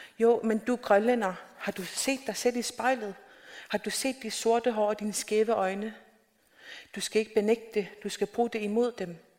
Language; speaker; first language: Danish; non-native, local second language; Kalaallisut